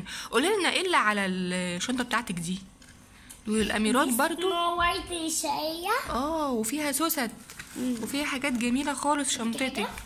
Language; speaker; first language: Arabic; native; Arabic